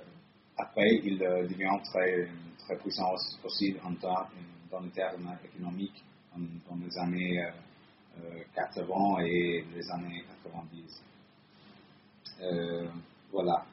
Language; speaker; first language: French; non-native, fluent; Italian